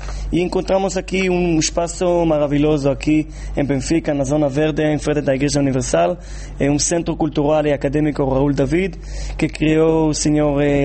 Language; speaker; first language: Portuguese; non-native, fluent; Hebrew